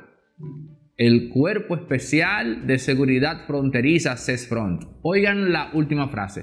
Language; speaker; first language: Spanish; native; Spanish